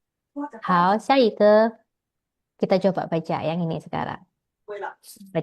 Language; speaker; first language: Indonesian; native; Indonesian